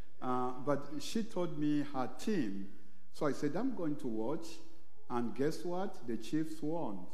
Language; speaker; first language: English; non-native, local second language; Bemba